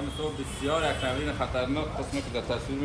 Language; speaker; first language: Persian; native; Persian